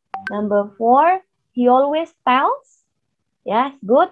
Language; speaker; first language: English; non-native, fluent; Indonesian